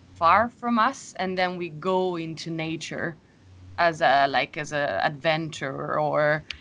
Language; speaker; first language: English; non-native, fluent; Italian